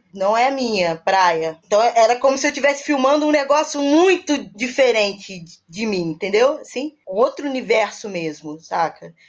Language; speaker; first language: Portuguese; native; Portuguese